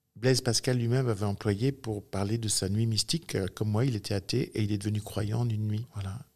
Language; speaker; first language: French; native; French